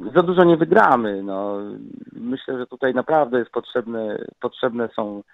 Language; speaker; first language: Polish; native; Polish